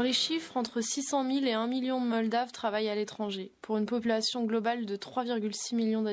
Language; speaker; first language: French; native; French